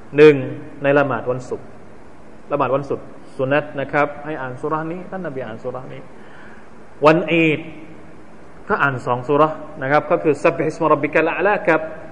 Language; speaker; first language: Thai; non-native, local second language; Malay